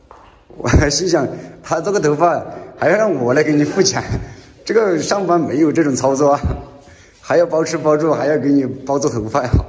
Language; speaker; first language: Chinese; native; Chinese